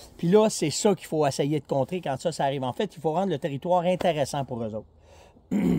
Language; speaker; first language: French; native; French